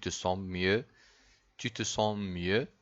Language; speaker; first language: French; non-native, fluent; Arabic